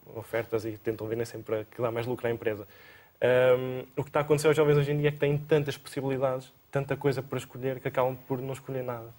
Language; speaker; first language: Portuguese; native; Portuguese